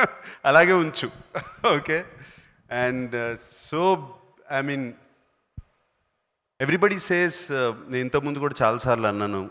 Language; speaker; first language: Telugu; native; Telugu